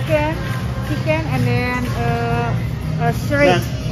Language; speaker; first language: English; non-native, learner; Indonesian